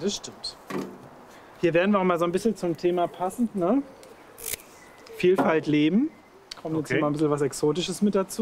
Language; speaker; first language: German; native; German